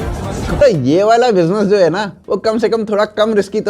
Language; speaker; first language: Hindi; native; Hindi